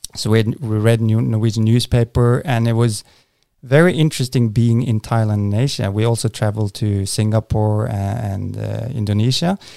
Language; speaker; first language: English; non-native, fluent; Norwegian